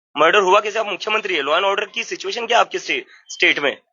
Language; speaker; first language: Hindi; non-native, local second language; Marathi